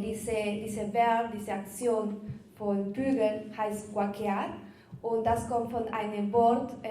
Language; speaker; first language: German; non-native, learner; Spanish